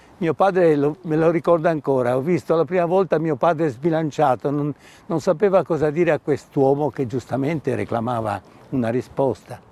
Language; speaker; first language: Italian; native; Italian